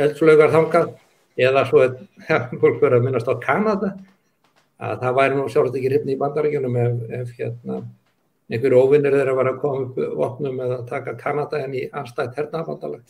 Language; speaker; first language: Icelandic; native; Icelandic